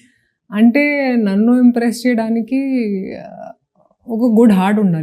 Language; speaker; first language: Telugu; non-native, fluent; Hindi